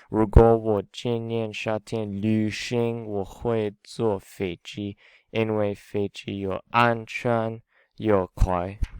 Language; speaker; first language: Chinese; non-native, learner; English